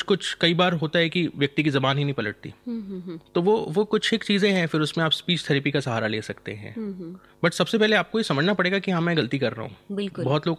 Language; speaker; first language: Hindi; native; Hindi